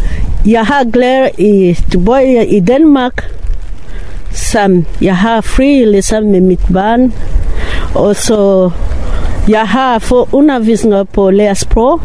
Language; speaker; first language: Danish; non-native, learner; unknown